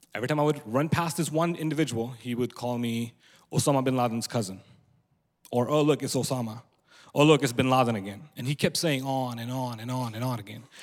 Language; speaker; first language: English; non-native, local second language; Punjabi